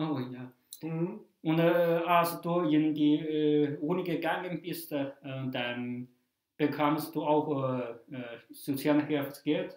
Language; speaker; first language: German; non-native, fluent; Chinese